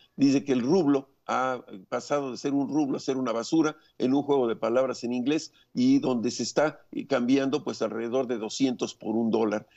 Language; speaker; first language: Spanish; native; Spanish